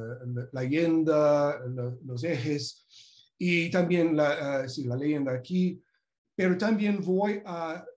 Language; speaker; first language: Spanish; non-native, fluent; English